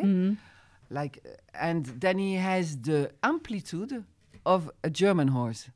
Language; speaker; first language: English; non-native, fluent; Dutch